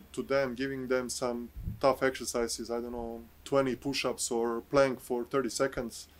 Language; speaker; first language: English; non-native, fluent; Bosnian